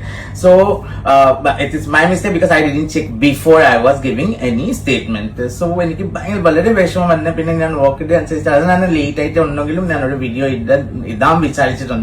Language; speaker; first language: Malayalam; non-native, fluent; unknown